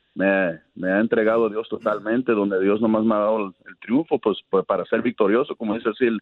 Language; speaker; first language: Spanish; early bilingual, heritage; Spanish